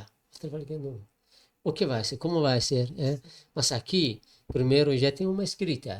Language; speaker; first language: Portuguese; non-native, learner; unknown